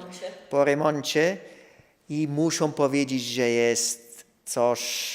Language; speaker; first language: Polish; non-native, fluent; Italian